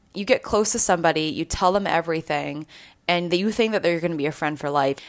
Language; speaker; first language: English; native; English